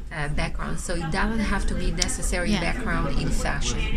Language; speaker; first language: English; non-native, fluent; Hebrew